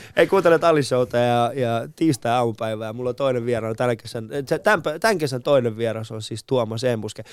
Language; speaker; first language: Finnish; early bilingual, other home language; Persian